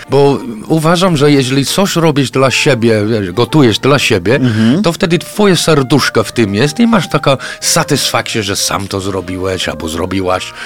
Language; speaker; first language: Polish; non-native, fluent; English